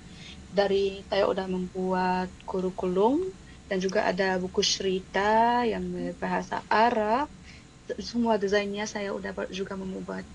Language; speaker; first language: Indonesian; non-native, fluent; Arabic